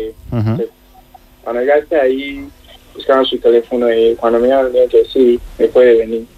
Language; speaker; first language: Spanish; non-native, learner; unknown